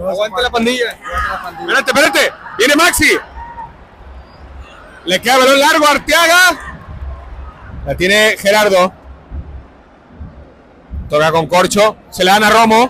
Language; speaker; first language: Spanish; native; Spanish